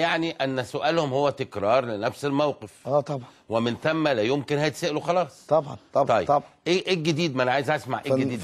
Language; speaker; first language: Arabic; native; Arabic